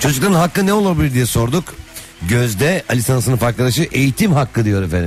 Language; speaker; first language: Turkish; native; Turkish